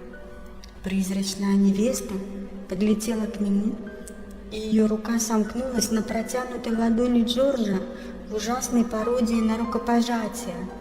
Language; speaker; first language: Russian; native; Russian